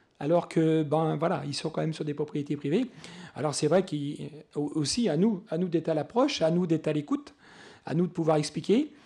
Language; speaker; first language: French; native; French